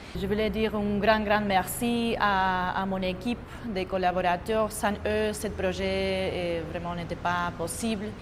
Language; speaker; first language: French; non-native, fluent; Spanish